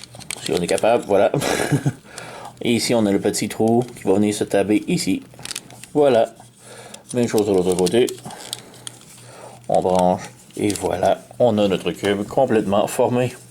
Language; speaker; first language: French; native; French